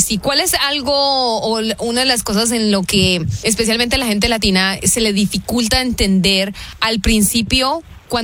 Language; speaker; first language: Spanish; early bilingual, heritage; Spanish